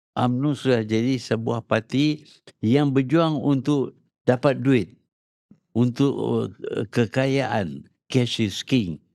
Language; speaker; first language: Malay; native; Malay